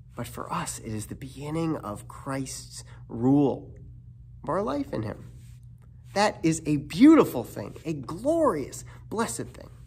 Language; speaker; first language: English; native; English